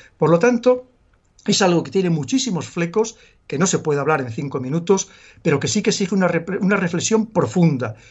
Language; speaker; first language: Spanish; native; Spanish